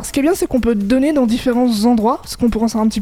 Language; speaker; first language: French; native; French